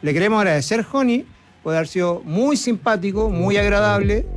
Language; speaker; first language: Spanish; native; Spanish